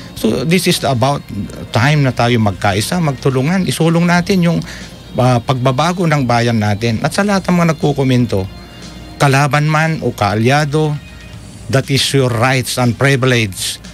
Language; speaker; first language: Filipino; non-native, local second language; Pangasinan